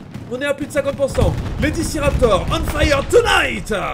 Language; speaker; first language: French; native; French